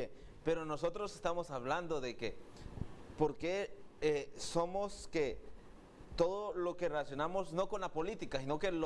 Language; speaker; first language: Spanish; native; Spanish